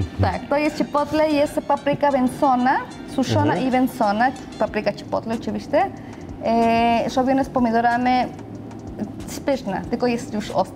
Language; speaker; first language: Polish; non-native, learner; Spanish